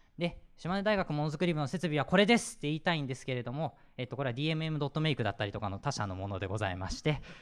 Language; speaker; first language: Japanese; native; Japanese